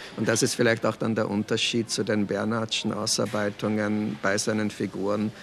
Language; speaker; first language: German; early bilingual, other home language; Czech